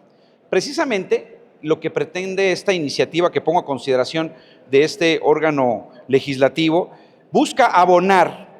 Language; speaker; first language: Spanish; native; Spanish